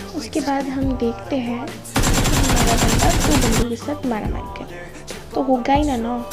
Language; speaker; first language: Hindi; non-native, local second language; Bangla